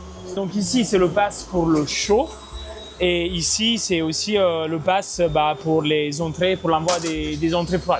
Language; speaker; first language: French; non-native, fluent; Italian